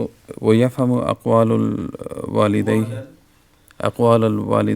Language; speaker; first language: Arabic; non-native, learner; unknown